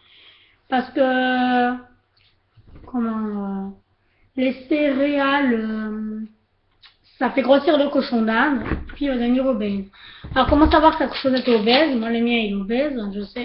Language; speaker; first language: French; native; French